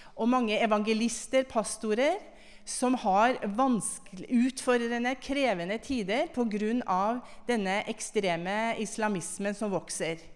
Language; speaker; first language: Norwegian; native; Norwegian